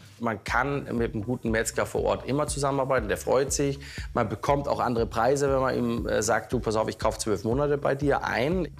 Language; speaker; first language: German; native; German